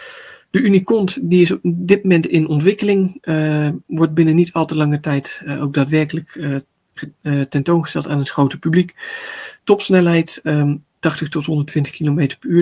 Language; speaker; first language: Dutch; native; Dutch